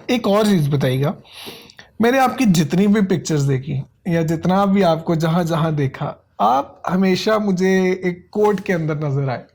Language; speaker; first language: Urdu; native; Urdu